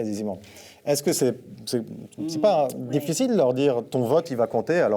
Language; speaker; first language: French; native; French